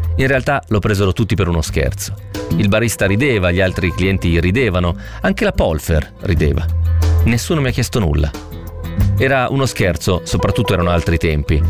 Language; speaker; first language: Italian; native; Italian